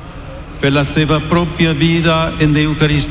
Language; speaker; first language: Catalan; non-native, learner; English